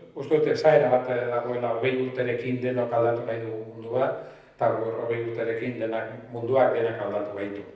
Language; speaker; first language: Basque; non-native, local second language; Spanish